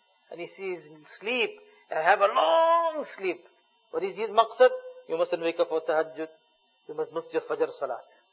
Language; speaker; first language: English; native; English